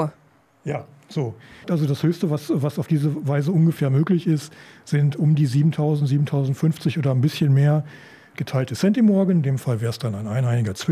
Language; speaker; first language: German; native; German